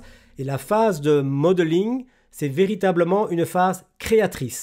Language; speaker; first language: French; native; French